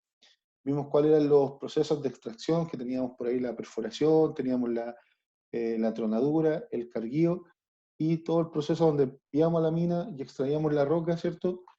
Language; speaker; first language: Spanish; native; Spanish